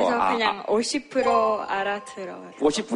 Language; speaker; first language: Korean; non-native, learner; Chinese